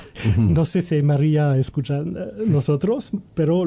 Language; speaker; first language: Spanish; non-native, learner; French